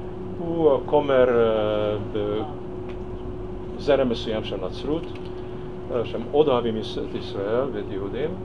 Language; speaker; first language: Hebrew; non-native, fluent; Hungarian